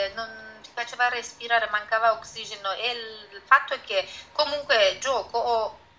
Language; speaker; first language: Italian; non-native, fluent; Persian